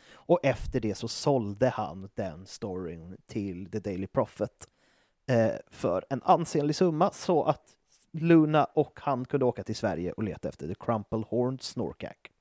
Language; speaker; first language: Swedish; native; Swedish